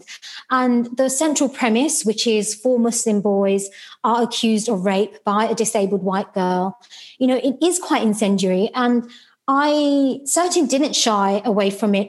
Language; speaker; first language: English; non-native, local second language; Sylheti